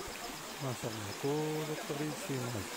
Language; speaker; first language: Arabic; native; Arabic